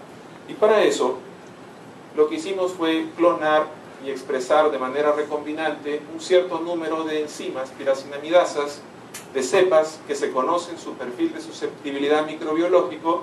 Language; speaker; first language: Spanish; native; Spanish